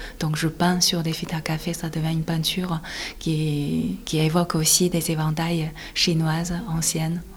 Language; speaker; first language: French; non-native, fluent; Chinese